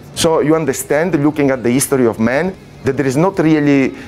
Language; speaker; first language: English; non-native, fluent; Italian